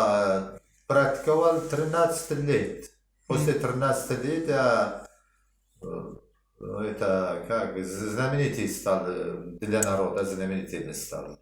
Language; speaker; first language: Russian; non-native, local second language; Uzbek